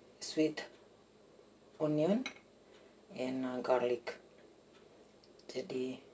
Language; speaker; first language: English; non-native, learner; Indonesian